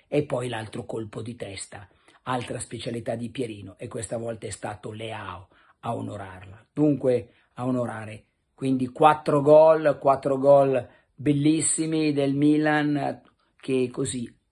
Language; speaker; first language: Italian; native; Italian